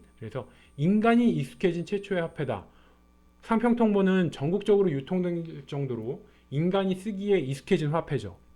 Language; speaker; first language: Korean; native; Korean